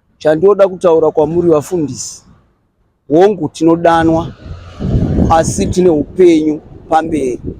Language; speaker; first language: Shona; native; Shona